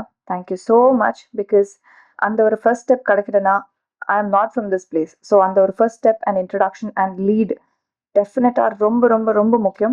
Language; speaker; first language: Tamil; non-native, learner; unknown